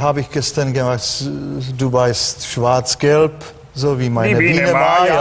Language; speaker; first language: German; non-native, fluent; Czech